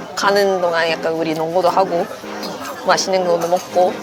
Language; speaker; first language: Korean; non-native, fluent; Swedish